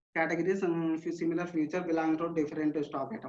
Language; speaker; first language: English; non-native, local second language; Telugu